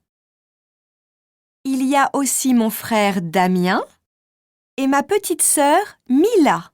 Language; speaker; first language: French; native; French